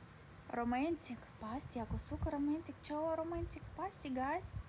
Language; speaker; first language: Indonesian; non-native, learner; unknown